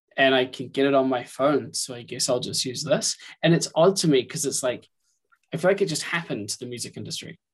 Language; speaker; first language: English; native; English